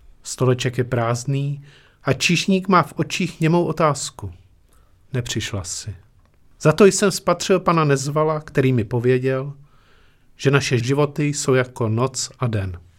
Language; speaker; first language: Czech; native; Czech